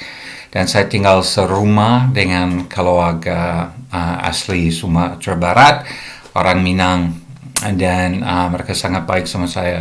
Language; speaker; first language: Indonesian; non-native, fluent; English